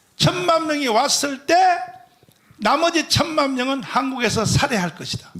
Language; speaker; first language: Korean; native; Korean